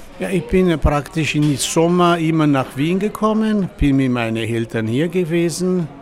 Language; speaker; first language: German; non-native, fluent; Italian